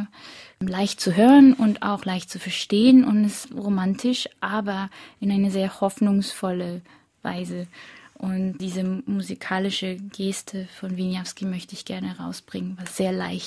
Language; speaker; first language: German; early bilingual, other home language; Korean